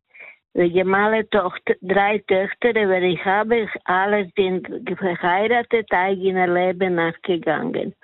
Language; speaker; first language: German; non-native, learner; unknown